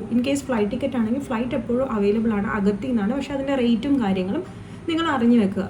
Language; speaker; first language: Malayalam; non-native, local second language; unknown